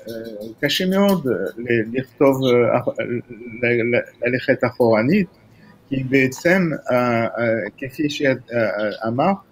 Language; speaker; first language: Hebrew; non-native, fluent; French